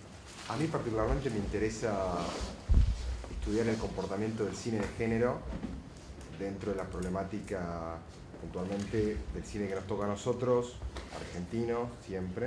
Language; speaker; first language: Spanish; native; Spanish